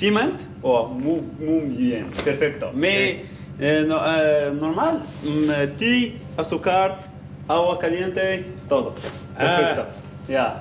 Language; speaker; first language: Spanish; non-native, learner; Arabic